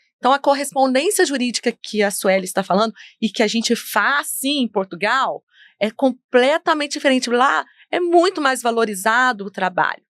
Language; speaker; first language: Portuguese; native; Portuguese